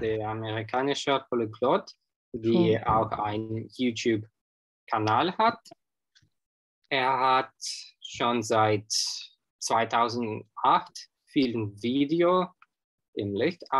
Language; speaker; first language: German; non-native, learner; Russian